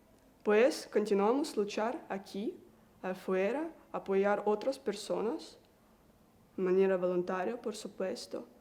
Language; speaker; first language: Spanish; non-native, learner; Russian